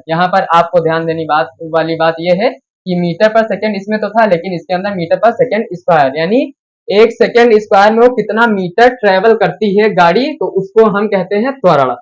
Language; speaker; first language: Hindi; native; Hindi